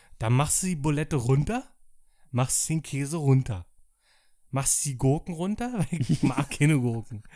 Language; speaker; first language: German; native; German